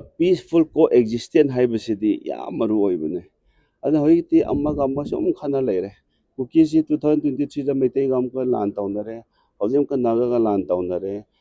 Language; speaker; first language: Manipuri; non-native, local second language; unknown